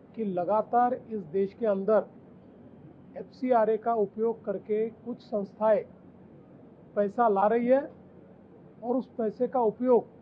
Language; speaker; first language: Hindi; non-native, local second language; Marathi